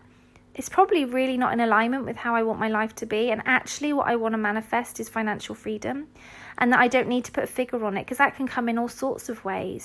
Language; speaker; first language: English; native; English